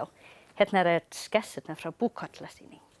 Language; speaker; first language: Icelandic; non-native, learner; English